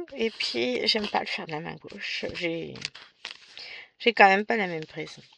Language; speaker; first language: French; native; French